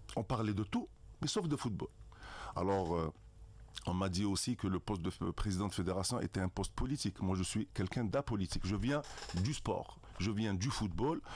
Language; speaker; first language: French; non-native, local second language; Arabic